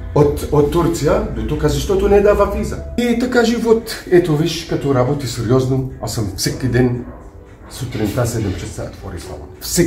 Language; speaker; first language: Bulgarian; non-native, learner; Arabic